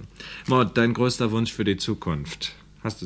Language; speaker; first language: German; native; German